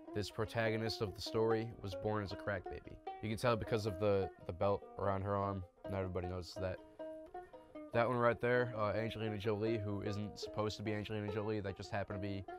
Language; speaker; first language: English; native; English